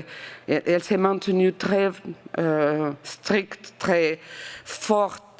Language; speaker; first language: French; non-native, fluent; Portuguese